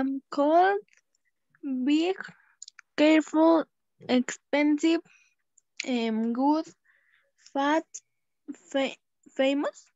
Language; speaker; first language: English; non-native, learner; Spanish